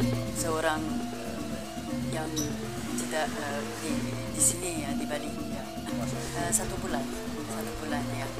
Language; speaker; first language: Indonesian; non-native, learner; French